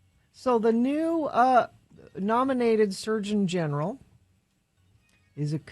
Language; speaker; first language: English; native; English